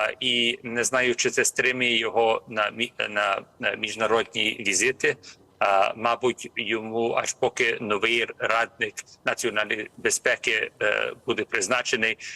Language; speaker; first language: Ukrainian; early bilingual, heritage; Ukrainian